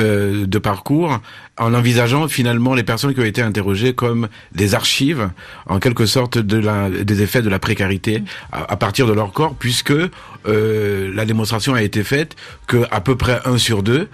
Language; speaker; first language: French; native; French